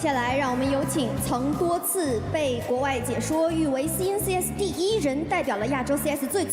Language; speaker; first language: Chinese; native; Chinese